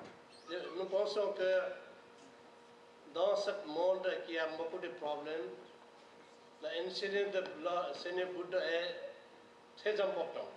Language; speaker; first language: French; non-native, learner; Nepali